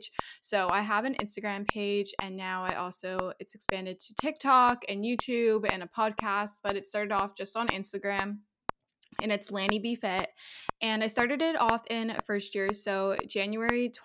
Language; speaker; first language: English; native; English